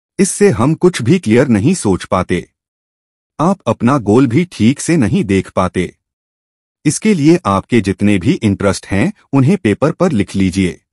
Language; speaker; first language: Hindi; native; Hindi